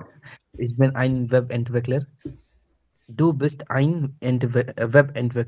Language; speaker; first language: German; non-native, learner; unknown